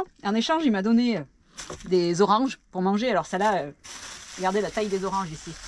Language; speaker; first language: French; native; French